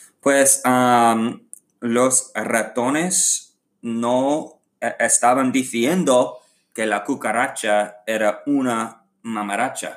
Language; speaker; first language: Spanish; non-native, learner; English